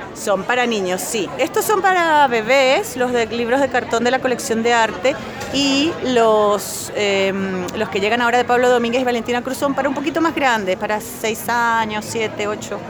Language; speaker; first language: Spanish; native; Spanish